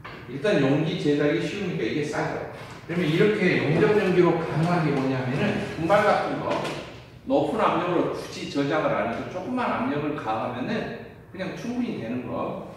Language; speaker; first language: Korean; native; Korean